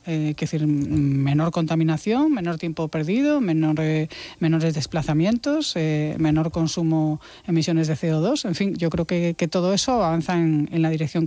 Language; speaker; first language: Spanish; native; Spanish